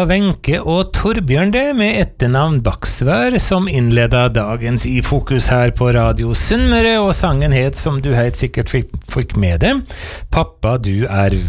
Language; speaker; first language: Norwegian; native; Norwegian